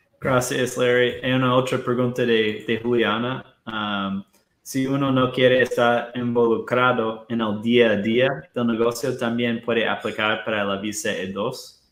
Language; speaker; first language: Spanish; non-native, fluent; Portuguese